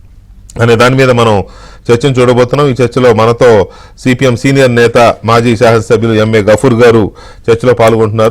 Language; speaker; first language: Telugu; native; Telugu